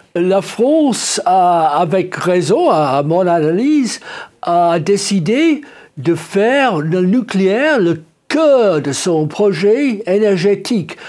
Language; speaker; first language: French; non-native, fluent; English